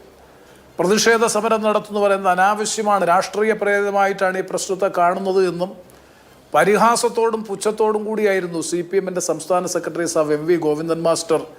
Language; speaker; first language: Malayalam; native; Malayalam